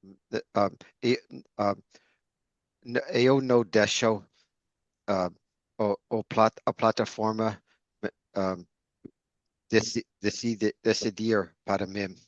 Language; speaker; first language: Portuguese; non-native, learner; English